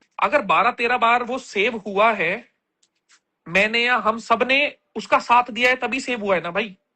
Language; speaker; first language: Hindi; native; Hindi